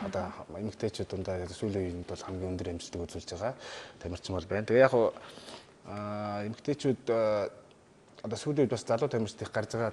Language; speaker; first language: Mongolian; native; Mongolian